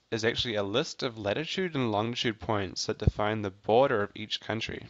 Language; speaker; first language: English; native; English